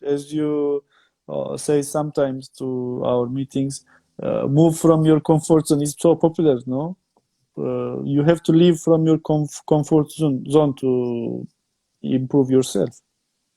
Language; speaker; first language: English; non-native, fluent; Turkish